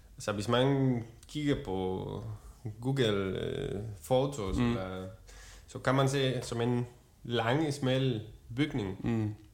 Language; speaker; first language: Danish; non-native, fluent; Spanish